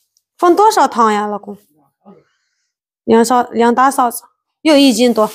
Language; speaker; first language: Chinese; non-native, fluent; Indonesian